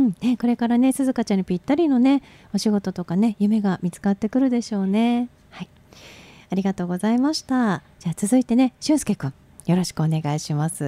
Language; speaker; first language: Japanese; native; Japanese